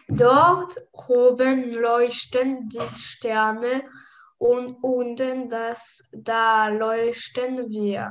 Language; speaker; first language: German; non-native, learner; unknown